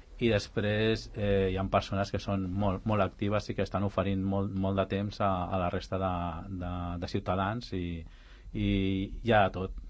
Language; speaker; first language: Catalan; native; Catalan